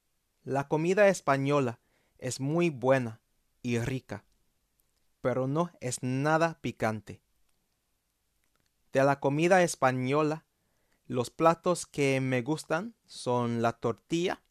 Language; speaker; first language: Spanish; non-native, fluent; English